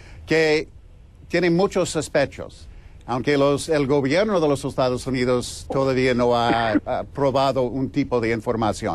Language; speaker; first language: Spanish; non-native, fluent; English